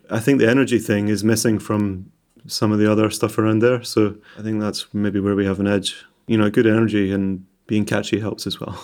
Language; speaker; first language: English; native; English